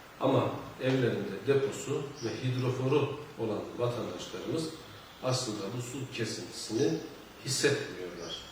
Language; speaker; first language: Turkish; native; Turkish